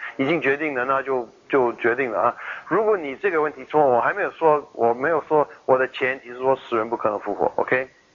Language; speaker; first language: Chinese; non-native, fluent; English